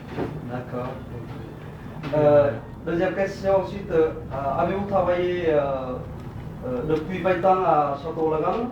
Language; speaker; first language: French; non-native, learner; Vietnamese